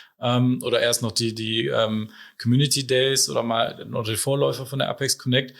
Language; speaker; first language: German; native; German